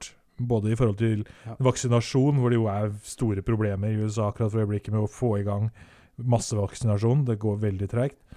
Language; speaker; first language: Norwegian; native; Norwegian